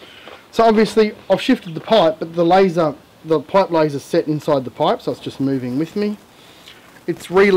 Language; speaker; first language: English; native; English